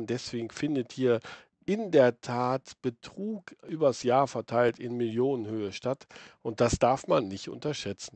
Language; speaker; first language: German; native; German